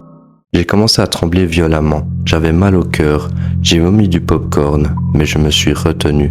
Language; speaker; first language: French; native; French